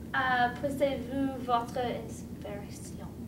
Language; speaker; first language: French; non-native, learner; English